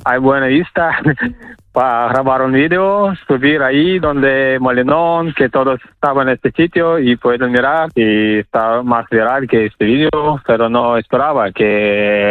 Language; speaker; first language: Spanish; non-native, learner; Ukrainian